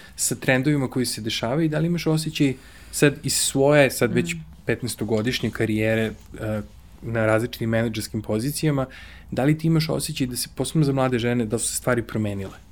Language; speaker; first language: Serbian; native; Serbian